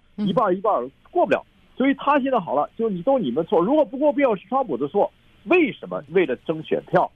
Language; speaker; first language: Chinese; native; Chinese